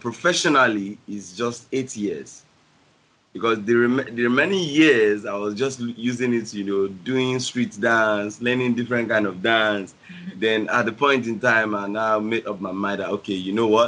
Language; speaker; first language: English; non-native, local second language; Yoruba